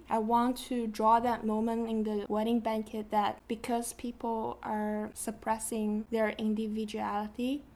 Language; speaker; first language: English; non-native, fluent; Chinese